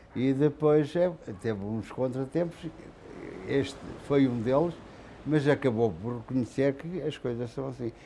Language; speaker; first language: Portuguese; native; Portuguese